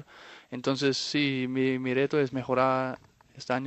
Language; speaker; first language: Spanish; non-native, fluent; Danish